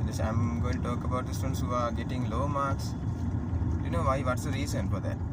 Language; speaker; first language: English; non-native, local second language; Sinhala